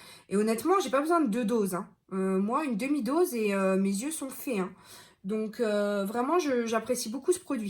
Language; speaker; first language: French; native; French